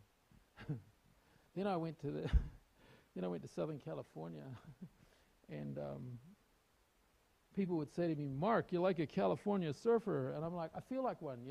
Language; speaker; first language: English; native; English